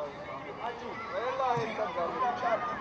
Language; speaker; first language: Georgian; native; Georgian